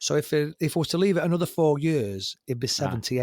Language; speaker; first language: English; native; English